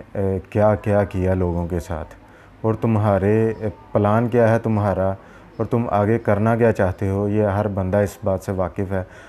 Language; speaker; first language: Urdu; non-native, local second language; Punjabi